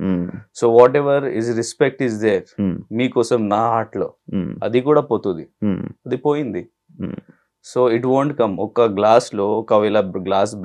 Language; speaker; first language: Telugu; non-native, learner; Hindi